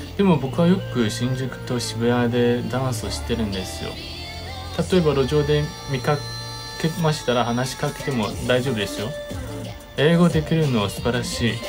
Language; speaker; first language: Japanese; non-native, fluent; Chinese